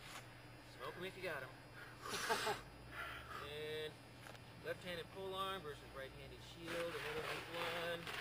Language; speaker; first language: English; native; English